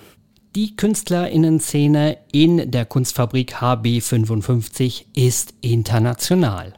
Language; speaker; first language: German; native; German